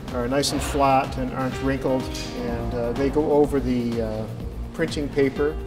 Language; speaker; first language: English; native; English